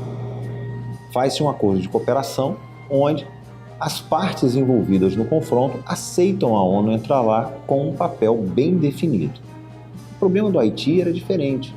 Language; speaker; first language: Portuguese; native; Portuguese